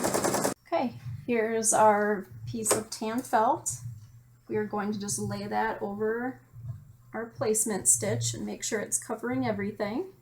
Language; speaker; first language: English; native; English